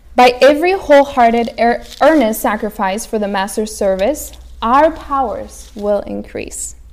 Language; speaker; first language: English; early bilingual, other home language; Spanish